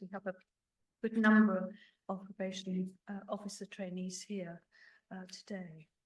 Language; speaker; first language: English; native; English